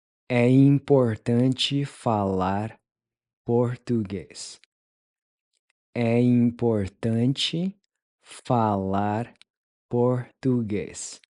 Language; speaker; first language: Portuguese; non-native, fluent; English